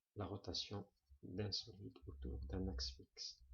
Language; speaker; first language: French; non-native, local second language; Arabic